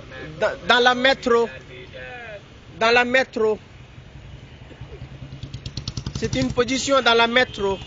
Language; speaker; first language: French; non-native, learner; Hindi